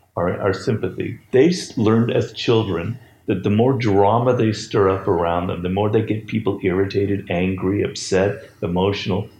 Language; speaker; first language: English; native; English